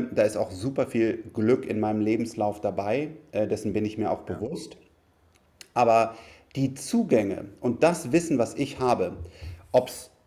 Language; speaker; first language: German; native; German